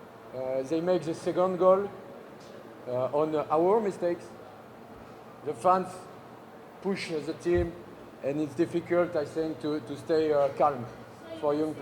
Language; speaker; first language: English; non-native, learner; French